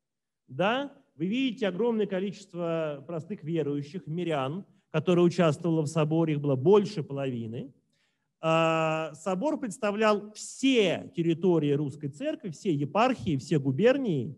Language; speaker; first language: Russian; native; Russian